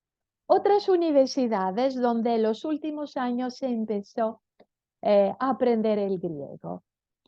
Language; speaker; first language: Spanish; non-native, fluent; Greek